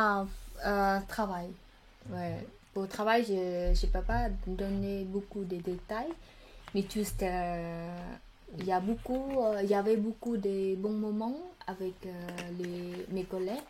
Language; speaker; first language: French; non-native, learner; Khmer